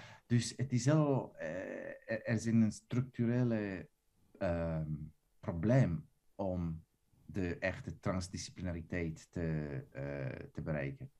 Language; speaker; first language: Dutch; non-native, fluent; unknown